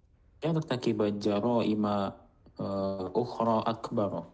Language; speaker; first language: Arabic; non-native, learner; Indonesian